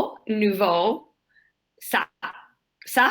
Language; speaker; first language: French; non-native, learner; English